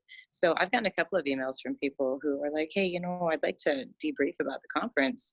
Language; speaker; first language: English; native; English